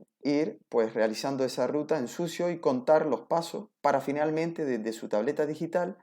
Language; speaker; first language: Spanish; native; Spanish